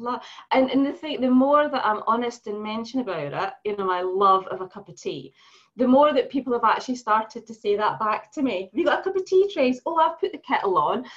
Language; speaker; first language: English; native; English